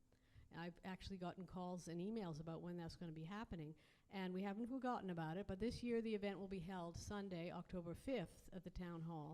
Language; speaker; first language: English; native; English